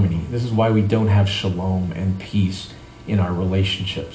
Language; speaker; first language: English; native; English